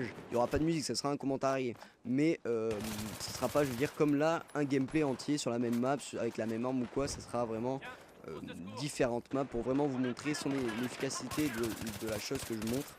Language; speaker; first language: French; native; French